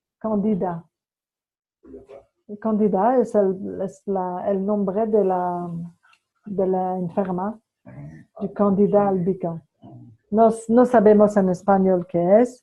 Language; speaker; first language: Spanish; non-native, fluent; French